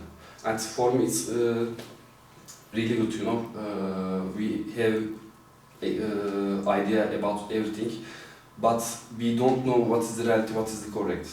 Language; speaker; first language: English; non-native, fluent; Turkish